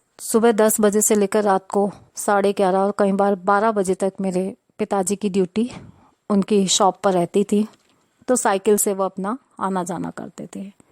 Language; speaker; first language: Hindi; non-native, local second language; Sindhi